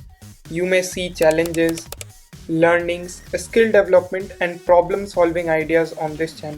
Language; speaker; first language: English; non-native, local second language; Hindi